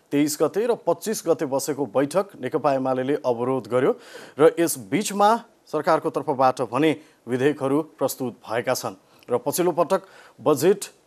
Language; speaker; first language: Nepali; native; Nepali